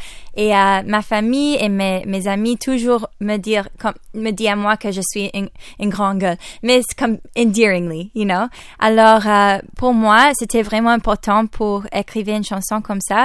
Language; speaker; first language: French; non-native, local second language; English